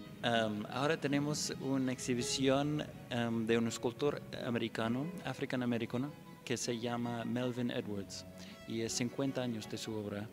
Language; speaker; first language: Spanish; non-native, fluent; English